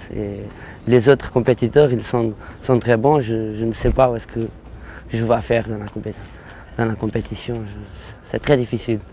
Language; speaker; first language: French; non-native, learner; Portuguese